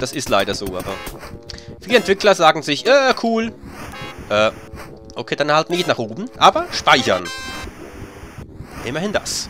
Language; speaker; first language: German; native; German